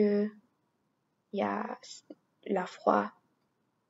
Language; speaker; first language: French; non-native, learner; English